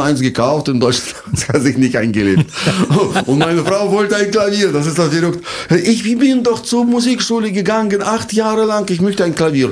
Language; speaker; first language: German; non-native, fluent; Russian